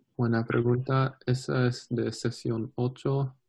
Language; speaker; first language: Spanish; non-native, learner; English